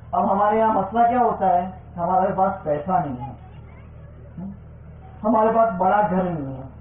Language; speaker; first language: Urdu; non-native, local second language; Gujarati